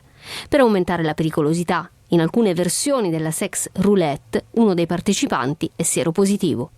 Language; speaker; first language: Italian; native; Italian